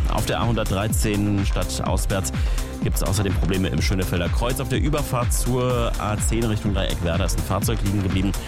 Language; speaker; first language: German; native; German